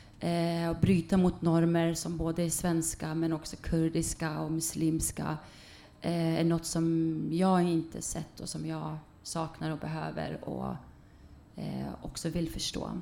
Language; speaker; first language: Swedish; early bilingual, other home language; Kurdish